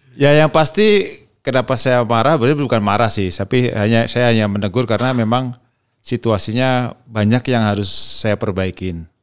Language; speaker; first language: Indonesian; native; Indonesian